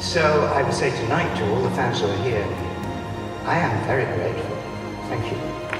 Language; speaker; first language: English; native; English